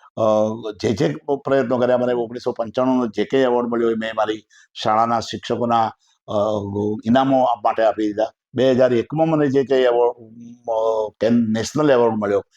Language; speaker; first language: Gujarati; native; Gujarati